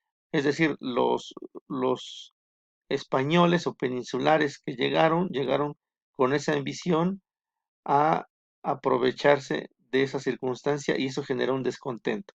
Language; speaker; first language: Spanish; native; Spanish